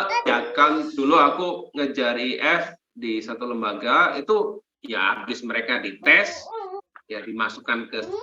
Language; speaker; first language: Indonesian; non-native, fluent; English